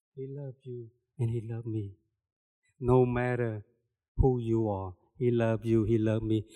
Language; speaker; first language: English; non-native, fluent; Khmer